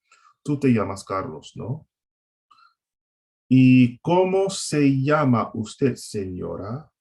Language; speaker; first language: Spanish; non-native, fluent; English